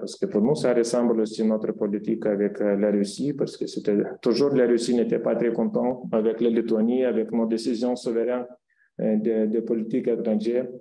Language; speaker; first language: French; non-native, fluent; Lithuanian